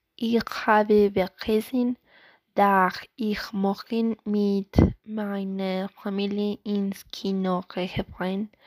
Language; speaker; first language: German; non-native, learner; Spanish